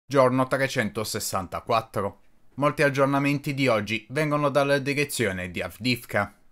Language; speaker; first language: Italian; native; Italian